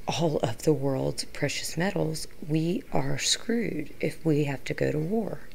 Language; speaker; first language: English; native; English